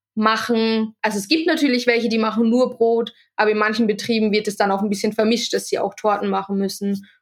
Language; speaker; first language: German; native; German